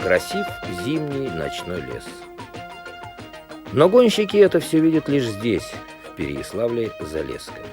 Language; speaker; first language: Russian; native; Russian